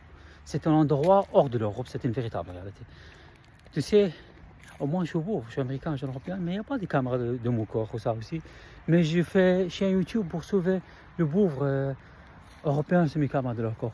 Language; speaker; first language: French; non-native, learner; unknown